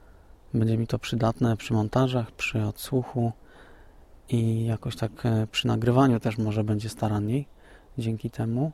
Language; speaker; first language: Polish; native; Polish